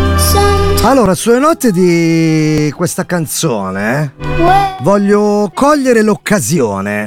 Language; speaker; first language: Italian; native; Italian